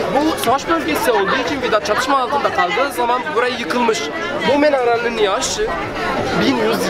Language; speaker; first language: Turkish; non-native, fluent; Arabic